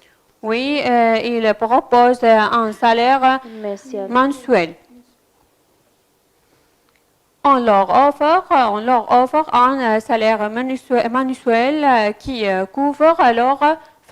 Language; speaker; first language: French; non-native, fluent; Arabic